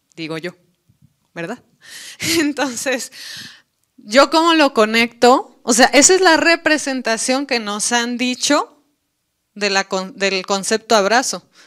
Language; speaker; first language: Spanish; native; Spanish